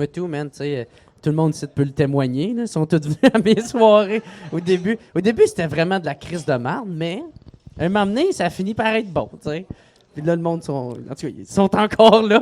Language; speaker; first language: French; native; French